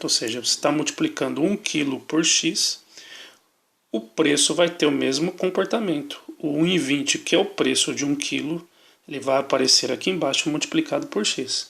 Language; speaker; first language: Portuguese; native; Portuguese